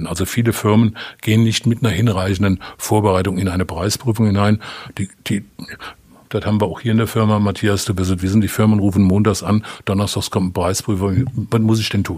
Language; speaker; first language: German; native; German